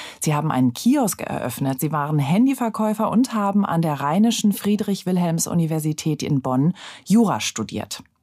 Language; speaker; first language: German; native; German